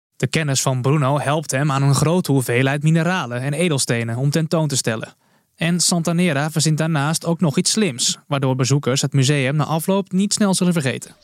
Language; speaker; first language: Dutch; native; Dutch